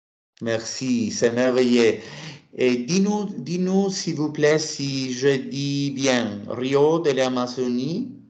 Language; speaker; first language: French; non-native, learner; Italian